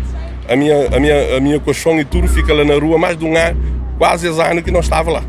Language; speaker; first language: Portuguese; non-native, local second language; Kabuverdianu